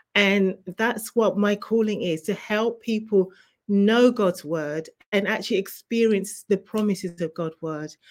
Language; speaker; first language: English; native; English